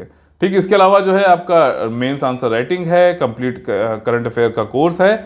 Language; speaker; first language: Hindi; native; Hindi